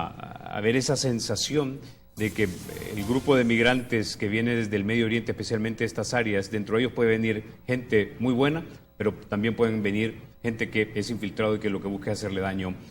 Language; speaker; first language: Spanish; native; Spanish